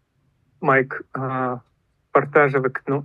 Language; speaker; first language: French; non-native, fluent; Russian